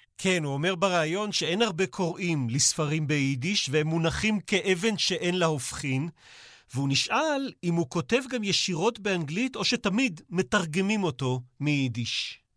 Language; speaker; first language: Hebrew; native; Hebrew